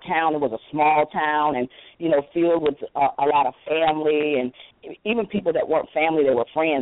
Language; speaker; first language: English; native; English